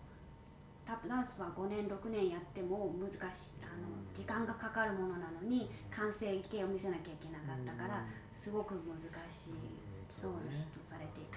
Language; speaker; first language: Japanese; non-native, fluent; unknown